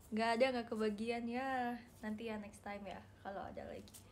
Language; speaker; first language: Indonesian; native; Indonesian